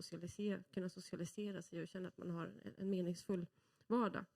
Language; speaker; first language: Swedish; native; Swedish